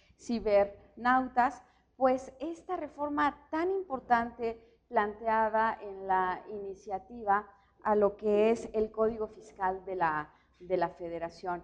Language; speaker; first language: Spanish; native; Spanish